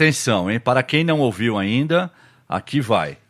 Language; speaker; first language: Portuguese; native; Portuguese